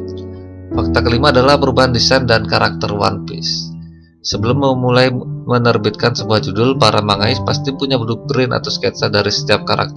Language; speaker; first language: Indonesian; native; Indonesian